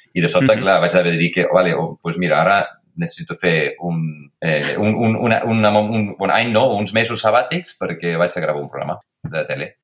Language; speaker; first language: Catalan; non-native, fluent; Icelandic